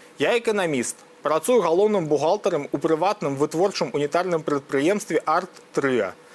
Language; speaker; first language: Belarusian; native; Belarusian